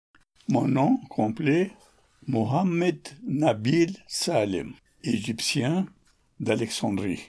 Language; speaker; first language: French; non-native, learner; Arabic